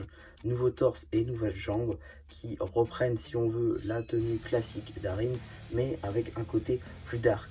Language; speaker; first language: French; native; French